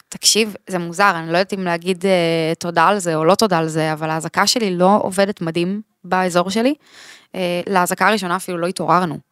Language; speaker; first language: Hebrew; native; Hebrew